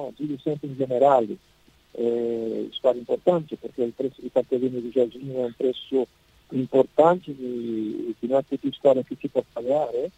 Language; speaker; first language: Italian; non-native, learner; Portuguese